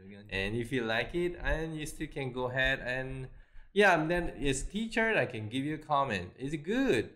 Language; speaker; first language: English; non-native, fluent; Korean